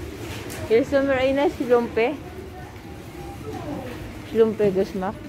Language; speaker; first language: German; non-native, learner; Filipino